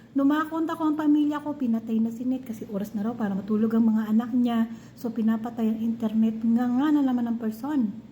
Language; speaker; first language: Filipino; non-native, local second language; Cebuano